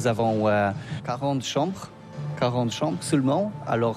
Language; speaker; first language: French; non-native, learner; Polish